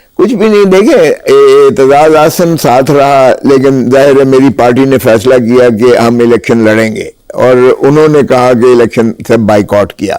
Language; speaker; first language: Urdu; non-native, local second language; Saraiki